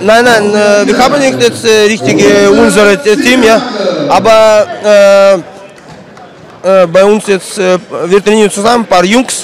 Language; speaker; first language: German; non-native, learner; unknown